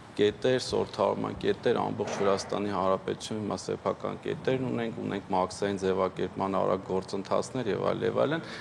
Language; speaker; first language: Armenian; native; Armenian